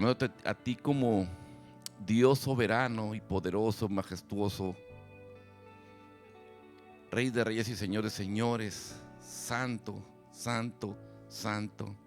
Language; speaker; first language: Spanish; native; Spanish